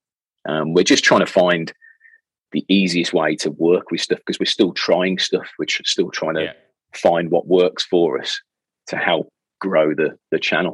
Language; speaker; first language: English; native; English